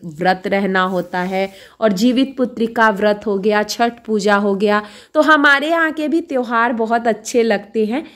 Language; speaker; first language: Hindi; native; Hindi